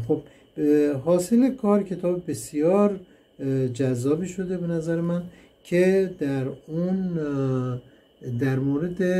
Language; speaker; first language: Persian; native; Persian